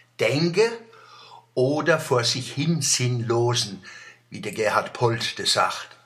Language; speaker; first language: German; native; German